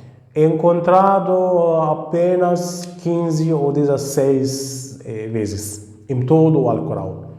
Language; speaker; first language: Portuguese; non-native, fluent; Arabic